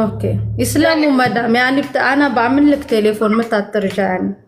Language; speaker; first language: Arabic; non-native, learner; Amharic